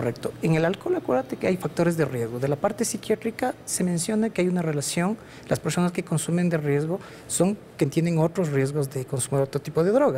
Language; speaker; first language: Spanish; native; Spanish